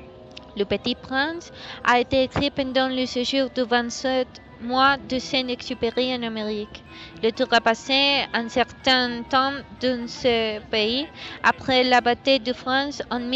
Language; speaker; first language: French; non-native, learner; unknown